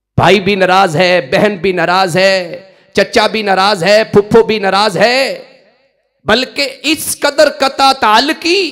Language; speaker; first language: Urdu; non-native, local second language; Punjabi